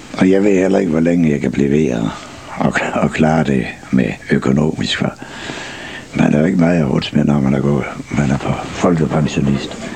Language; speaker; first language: Danish; native; Danish